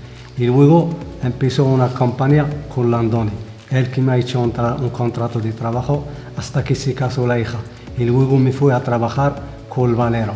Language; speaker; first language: Spanish; non-native, fluent; Arabic